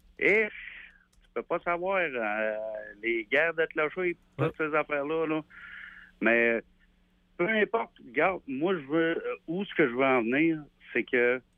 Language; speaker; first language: French; native; French